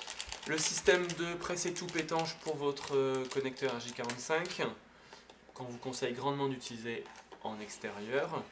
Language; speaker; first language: French; native; French